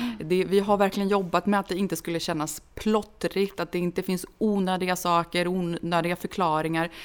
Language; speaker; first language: Swedish; native; Swedish